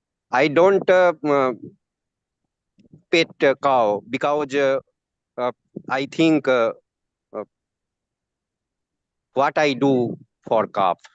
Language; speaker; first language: English; non-native, learner; Hindi